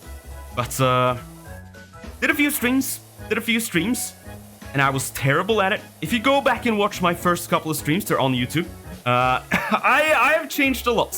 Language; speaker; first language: English; non-native, fluent; Norwegian